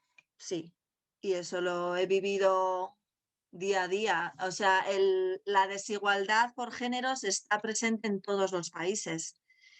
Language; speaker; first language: Spanish; non-native, local second language; Basque